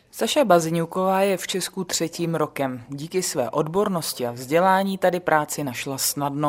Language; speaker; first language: Czech; native; Czech